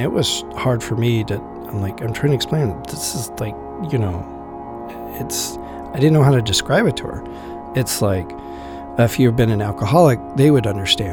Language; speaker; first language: English; native; English